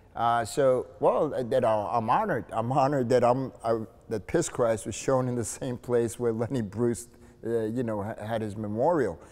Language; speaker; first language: English; native; English